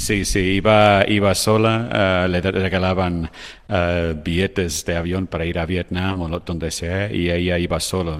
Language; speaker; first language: Spanish; non-native, fluent; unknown